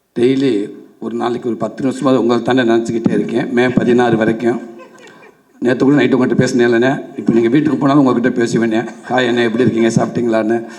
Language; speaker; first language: Tamil; native; Tamil